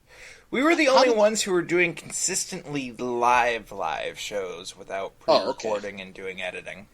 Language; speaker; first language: English; native; English